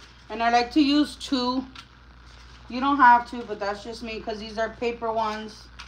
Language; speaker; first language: English; early bilingual, other home language; Spanish